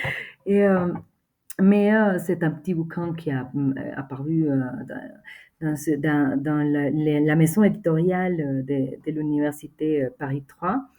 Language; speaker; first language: French; non-native, fluent; Spanish